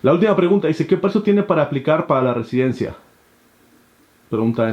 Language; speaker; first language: Spanish; native; Spanish